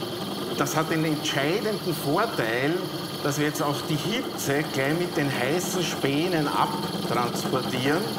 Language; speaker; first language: German; native; German